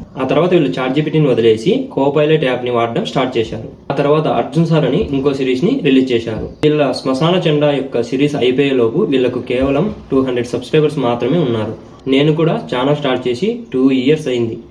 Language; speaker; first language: Telugu; native; Telugu